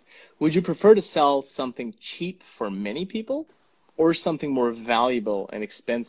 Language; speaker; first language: English; non-native, local second language; Punjabi